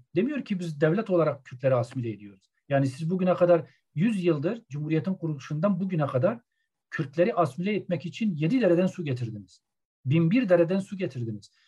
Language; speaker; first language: Turkish; non-native, local second language; Zaza